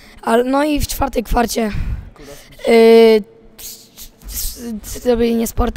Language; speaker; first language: Polish; native; Polish